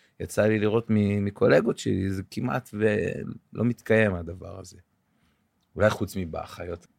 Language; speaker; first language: Hebrew; native; Hebrew